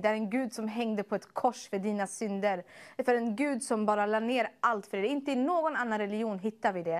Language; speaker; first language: Swedish; early bilingual, other home language; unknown